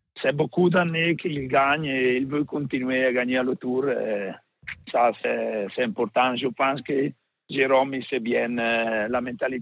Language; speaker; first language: French; non-native, learner; Italian